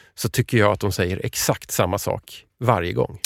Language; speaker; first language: Swedish; native; Swedish